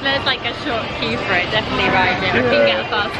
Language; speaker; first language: English; native; English